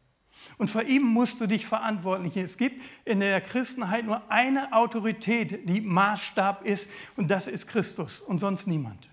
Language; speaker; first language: German; native; German